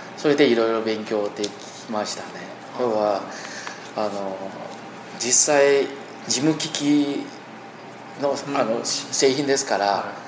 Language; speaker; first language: Japanese; non-native, fluent; Chinese